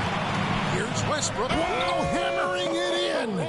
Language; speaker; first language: English; native; English